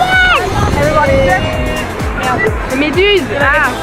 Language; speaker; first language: French; native; French